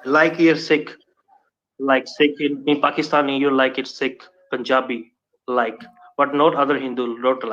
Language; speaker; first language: English; non-native, learner; Punjabi